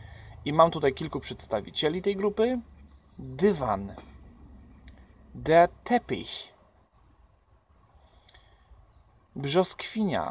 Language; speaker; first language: Polish; native; Polish